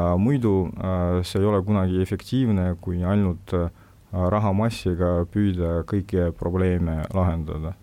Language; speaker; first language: Estonian; non-native, local second language; Russian